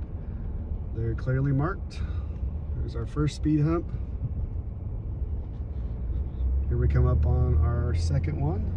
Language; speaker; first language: English; native; English